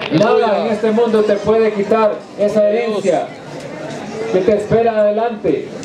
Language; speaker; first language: Spanish; non-native, fluent; English